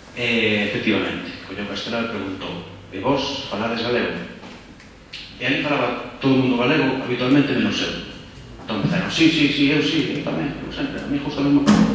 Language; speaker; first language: Galician; non-native, local second language; Spanish